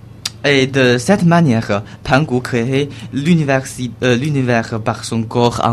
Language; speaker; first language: French; non-native, learner; Chinese